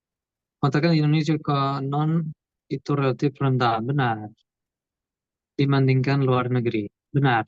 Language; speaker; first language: Indonesian; non-native, learner; Portuguese